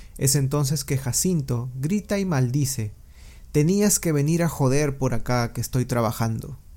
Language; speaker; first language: Spanish; native; Spanish